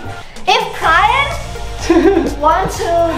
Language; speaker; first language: English; non-native, learner; Thai